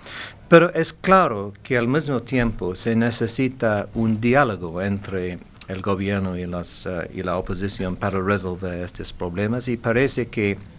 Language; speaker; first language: Spanish; non-native, fluent; English